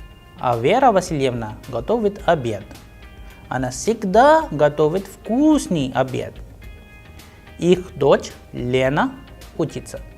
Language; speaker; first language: Russian; non-native, fluent; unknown